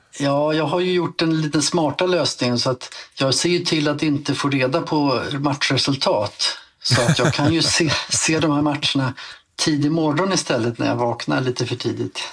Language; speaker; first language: Swedish; native; Swedish